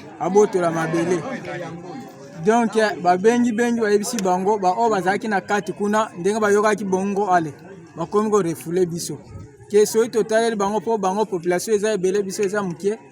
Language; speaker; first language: Lingala; non-native, local second language; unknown